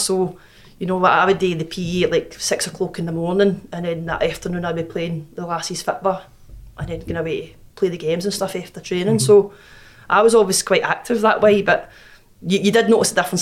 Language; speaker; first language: English; native; English